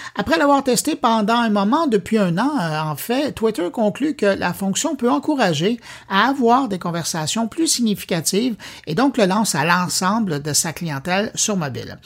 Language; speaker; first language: French; native; French